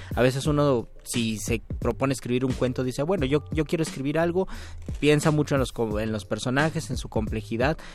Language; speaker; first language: Spanish; native; Spanish